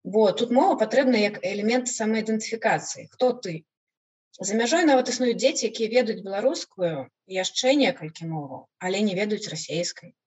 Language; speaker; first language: Belarusian; non-native, local second language; Russian